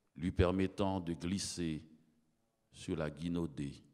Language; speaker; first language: French; native; French